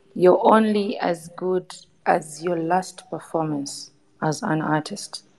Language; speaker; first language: English; non-native, local second language; Ganda